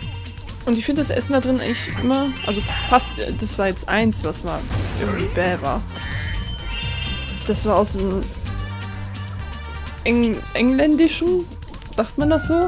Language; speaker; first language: German; native; German